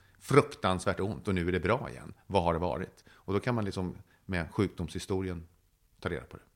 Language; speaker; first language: Swedish; native; Swedish